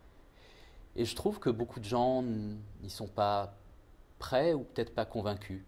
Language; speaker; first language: French; native; French